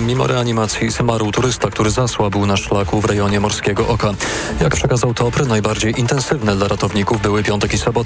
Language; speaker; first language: Polish; native; Polish